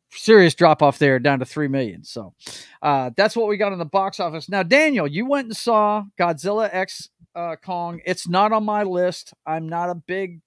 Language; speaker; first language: English; native; English